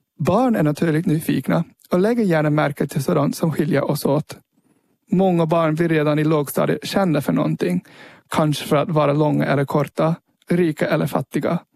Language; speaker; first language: Swedish; early bilingual, heritage; Swedish